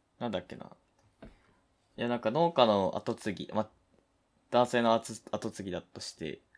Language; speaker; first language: Japanese; native; Japanese